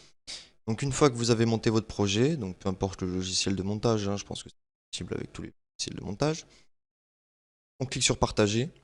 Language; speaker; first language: French; native; French